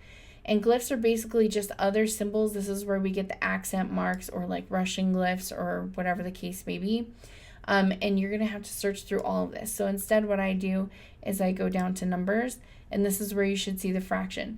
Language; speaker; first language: English; native; English